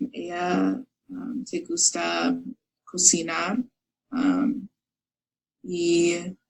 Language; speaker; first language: Spanish; non-native, learner; English